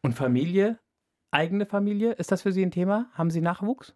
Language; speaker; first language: German; native; German